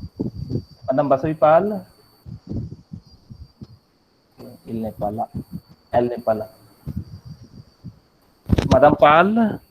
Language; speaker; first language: French; non-native, fluent; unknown